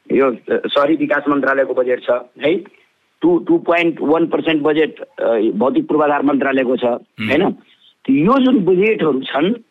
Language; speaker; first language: Nepali; non-native, local second language; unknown